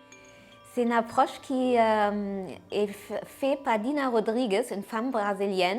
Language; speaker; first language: French; non-native, fluent; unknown